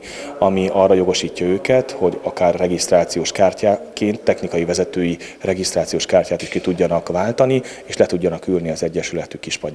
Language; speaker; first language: Hungarian; native; Hungarian